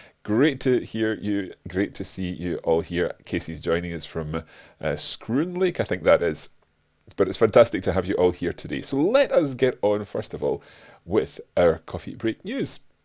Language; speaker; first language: English; native; English